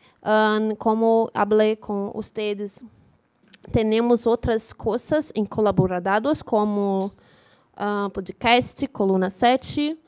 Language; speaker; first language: Spanish; non-native, learner; Portuguese